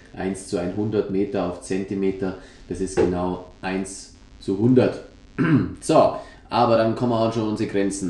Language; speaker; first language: German; native; German